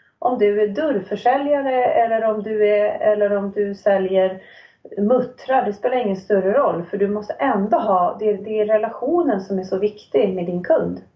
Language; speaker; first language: Swedish; native; Swedish